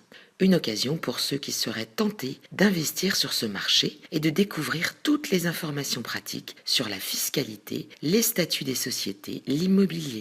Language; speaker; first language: French; native; French